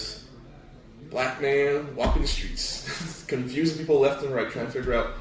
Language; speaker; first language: English; native; English